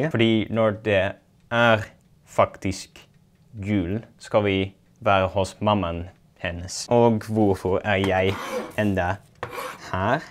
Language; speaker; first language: Norwegian; non-native, learner; Dutch